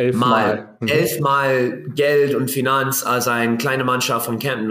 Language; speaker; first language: German; non-native, learner; English